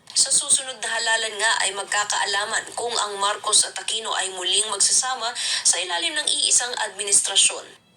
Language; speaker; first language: Filipino; native; Filipino